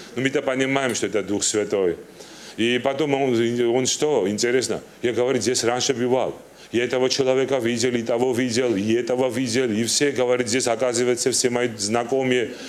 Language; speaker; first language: Russian; non-native, learner; Turkish